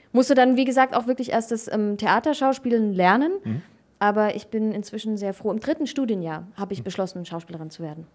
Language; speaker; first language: German; native; German